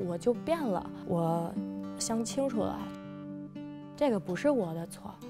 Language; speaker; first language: Chinese; non-native, fluent; English